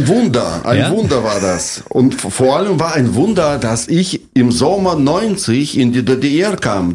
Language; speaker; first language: German; non-native, fluent; Russian